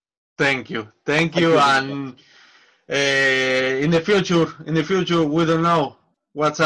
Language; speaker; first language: English; non-native, learner; Spanish